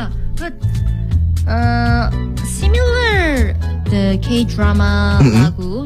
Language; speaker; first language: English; non-native, learner; Korean